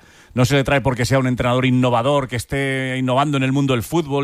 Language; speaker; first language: Spanish; native; Spanish